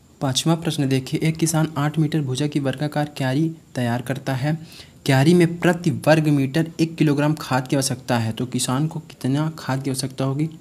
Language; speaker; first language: Hindi; native; Hindi